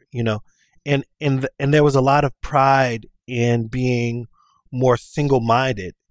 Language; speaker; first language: English; native; English